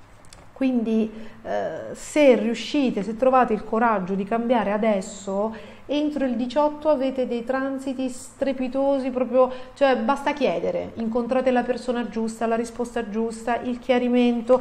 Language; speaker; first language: Italian; native; Italian